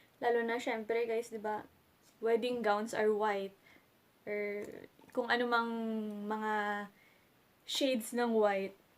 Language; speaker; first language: Filipino; native; Filipino